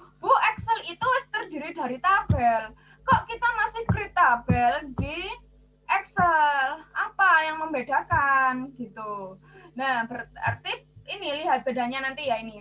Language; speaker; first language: Indonesian; native; Indonesian